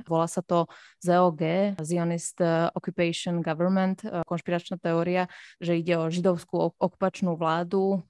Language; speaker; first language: Slovak; non-native, local second language; Hungarian